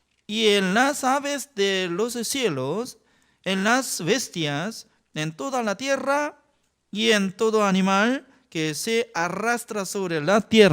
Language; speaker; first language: Spanish; non-native, fluent; Korean